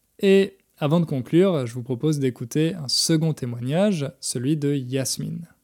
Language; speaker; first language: French; native; French